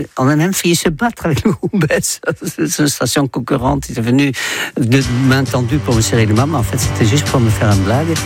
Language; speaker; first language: French; non-native, fluent; Dutch